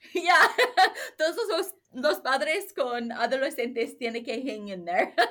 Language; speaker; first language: Spanish; non-native, learner; English